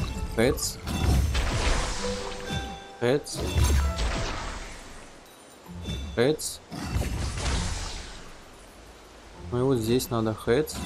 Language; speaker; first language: Russian; native; Russian